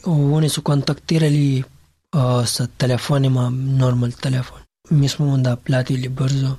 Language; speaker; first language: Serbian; non-native, learner; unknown